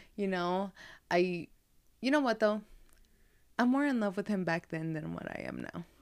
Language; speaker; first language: English; early bilingual, heritage; Spanish